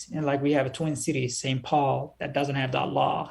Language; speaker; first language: English; early bilingual, other home language; Somali